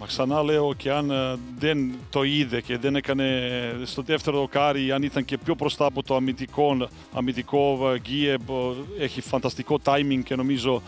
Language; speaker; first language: Greek; non-native, fluent; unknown